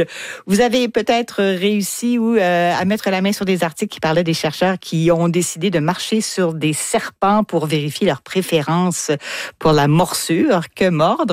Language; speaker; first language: French; native; French